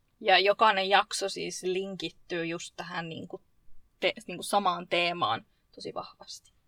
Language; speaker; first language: Finnish; early bilingual, other home language; Arabic